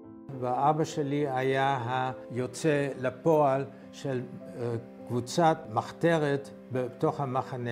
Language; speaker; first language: Hebrew; non-native, fluent; Dutch